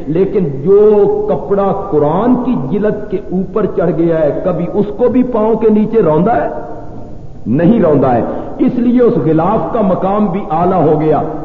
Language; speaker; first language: Urdu; non-native, local second language; Punjabi